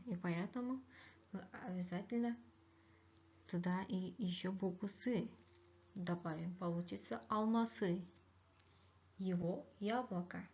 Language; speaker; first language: Russian; non-native, local second language; Kyrgyz